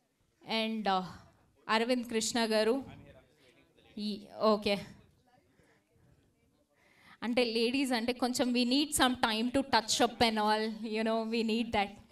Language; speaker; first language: Telugu; native; Telugu